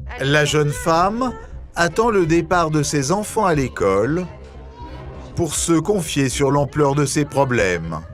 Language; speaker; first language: French; native; French